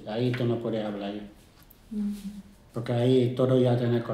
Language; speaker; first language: Spanish; non-native, learner; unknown